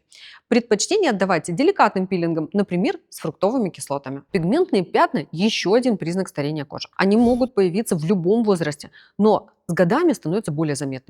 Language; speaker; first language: Russian; native; Russian